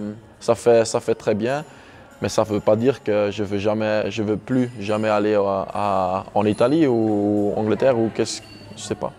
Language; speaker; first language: French; non-native, local second language; Dutch